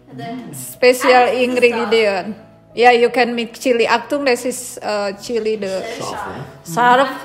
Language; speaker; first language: English; non-native, learner; Indonesian